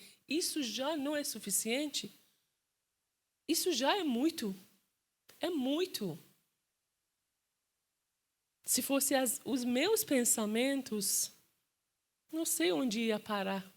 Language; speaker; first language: Portuguese; non-native, fluent; Persian